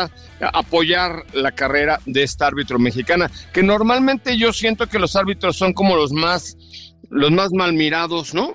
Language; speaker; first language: Spanish; native; Spanish